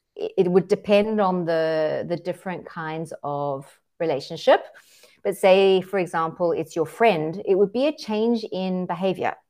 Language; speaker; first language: English; native; English